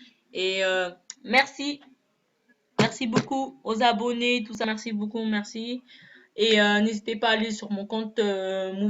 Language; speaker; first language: French; native; French